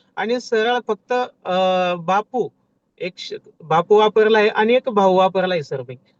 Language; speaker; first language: Marathi; native; Marathi